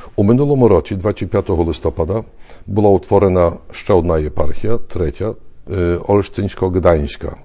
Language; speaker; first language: Ukrainian; early bilingual, heritage; Ukrainian